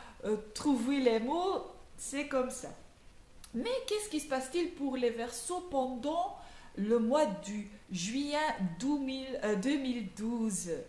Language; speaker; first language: French; non-native, local second language; Dutch